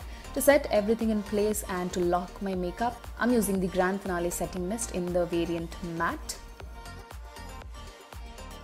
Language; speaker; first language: English; non-native, local second language; Tamil